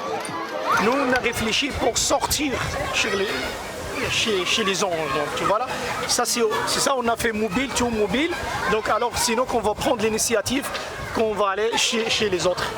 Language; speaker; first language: French; non-native, fluent; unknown